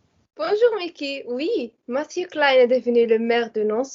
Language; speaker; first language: French; non-native, learner; Dutch